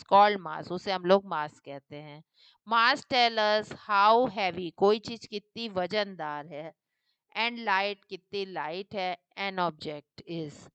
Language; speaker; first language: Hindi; native; Hindi